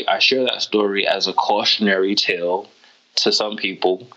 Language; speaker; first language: English; native; English